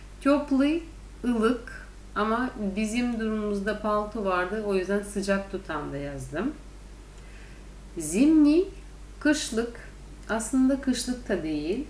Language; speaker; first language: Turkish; non-native, fluent; Russian